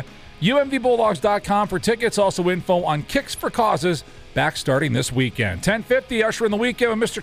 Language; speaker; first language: English; native; English